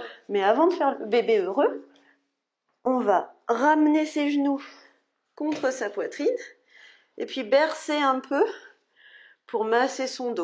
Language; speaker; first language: French; native; French